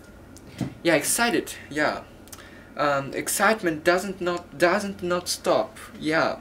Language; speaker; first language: English; non-native, learner; Japanese